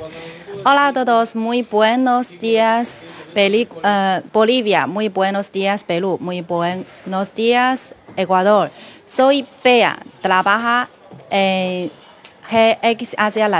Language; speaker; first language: Spanish; non-native, learner; Chinese